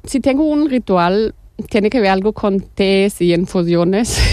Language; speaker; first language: Spanish; non-native, fluent; German